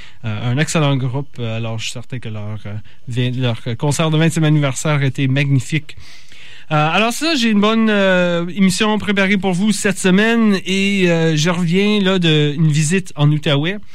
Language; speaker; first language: French; native; French